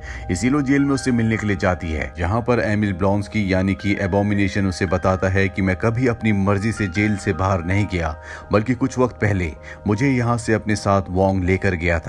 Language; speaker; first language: Hindi; native; Hindi